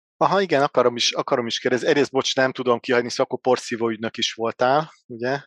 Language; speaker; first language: Hungarian; native; Hungarian